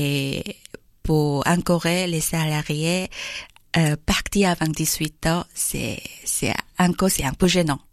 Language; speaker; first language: French; non-native, learner; Korean